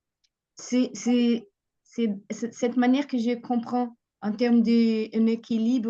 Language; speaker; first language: French; non-native, fluent; Portuguese